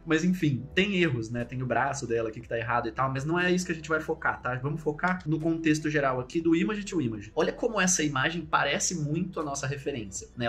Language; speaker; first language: Portuguese; native; Portuguese